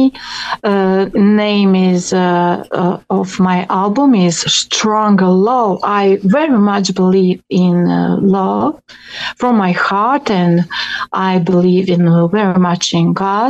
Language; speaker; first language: English; non-native, learner; Croatian